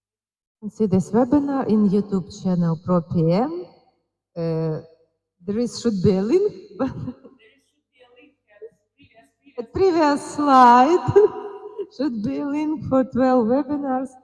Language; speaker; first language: English; non-native, fluent; Ukrainian